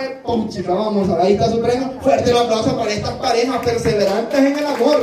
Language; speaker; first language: Spanish; native; Spanish